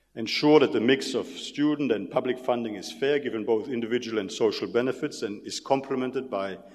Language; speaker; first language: English; non-native, fluent; German